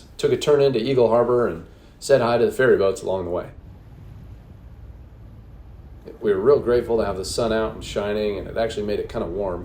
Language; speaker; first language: English; native; English